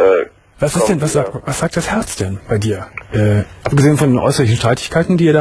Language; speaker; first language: German; native; German